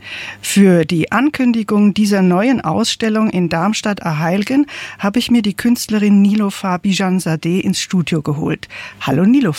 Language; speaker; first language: German; native; German